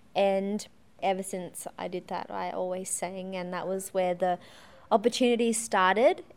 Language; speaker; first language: English; native; English